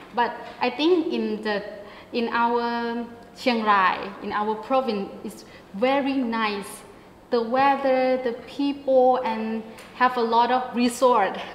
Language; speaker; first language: English; non-native, learner; Thai